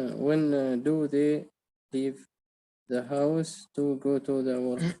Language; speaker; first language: English; non-native, learner; Arabic